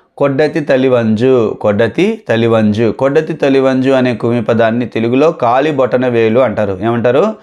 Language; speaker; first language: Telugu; non-native, local second language; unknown